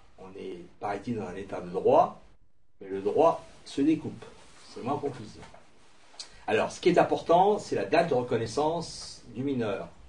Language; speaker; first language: French; native; French